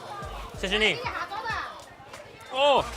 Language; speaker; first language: Chinese; non-native, learner; English